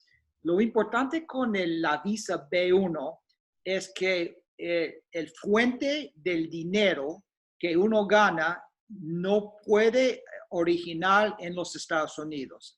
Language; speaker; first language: Spanish; non-native, fluent; English